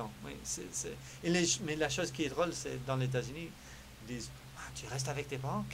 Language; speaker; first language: French; early bilingual, heritage; French